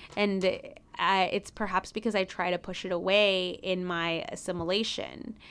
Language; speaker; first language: English; early bilingual, other home language; Spanish